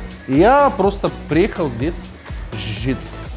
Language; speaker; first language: Russian; non-native, learner; Bulgarian